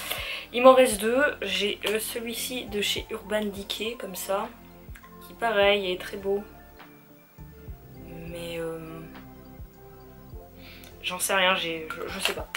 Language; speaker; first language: French; native; French